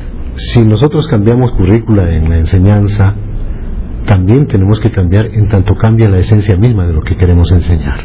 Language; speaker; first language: Spanish; native; Spanish